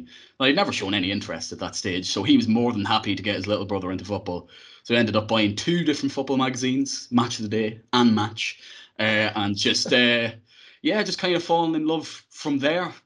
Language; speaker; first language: English; native; English